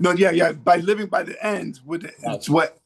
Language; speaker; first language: English; native; English